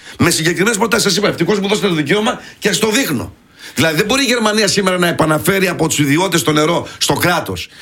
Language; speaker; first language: Greek; early bilingual, heritage; Greek